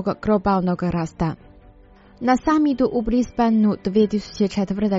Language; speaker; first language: Croatian; non-native, fluent; Chinese